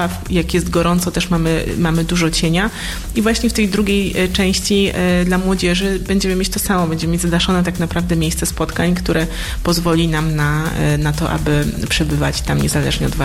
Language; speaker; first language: Polish; native; Polish